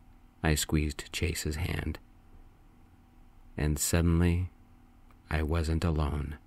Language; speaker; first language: English; native; English